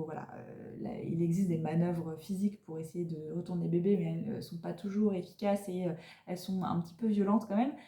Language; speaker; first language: French; native; French